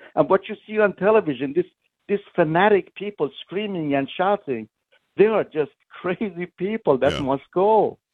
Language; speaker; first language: English; non-native, fluent; Persian